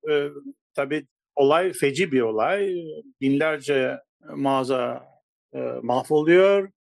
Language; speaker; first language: Turkish; non-native, local second language; Greek